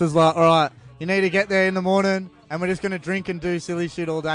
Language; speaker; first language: English; native; English